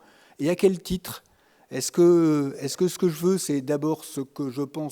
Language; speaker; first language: French; native; French